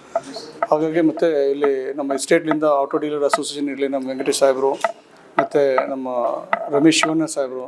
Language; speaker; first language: Kannada; non-native, local second language; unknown